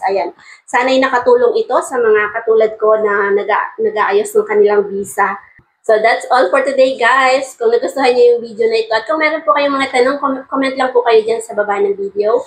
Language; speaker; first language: Filipino; native; Filipino